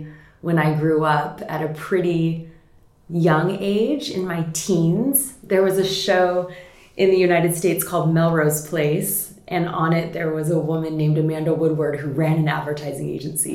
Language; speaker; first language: English; native; English